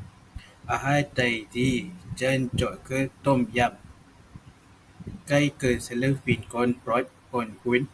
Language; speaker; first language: Thai; non-native, learner; Malay